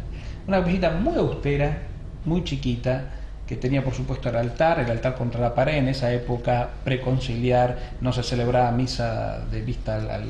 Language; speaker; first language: Spanish; native; Spanish